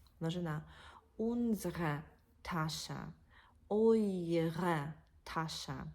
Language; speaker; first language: German; non-native, fluent; Ukrainian